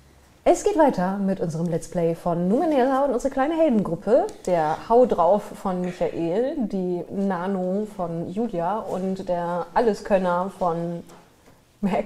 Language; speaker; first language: German; native; German